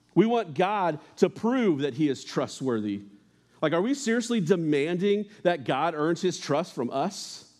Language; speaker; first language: English; native; English